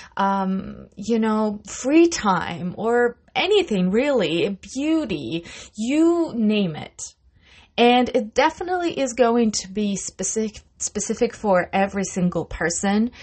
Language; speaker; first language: English; non-native, fluent; Russian